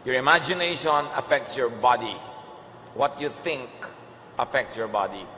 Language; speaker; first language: English; non-native, local second language; Filipino